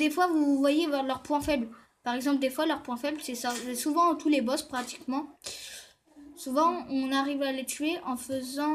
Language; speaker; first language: French; native; French